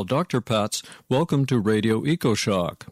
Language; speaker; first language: English; native; English